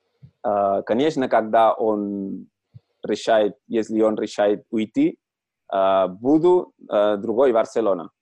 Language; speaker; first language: Russian; non-native, learner; Catalan